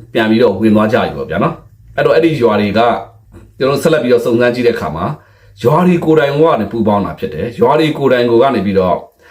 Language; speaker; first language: Burmese; native; Burmese